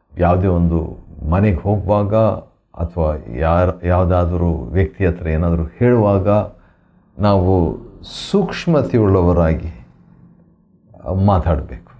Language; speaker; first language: Kannada; native; Kannada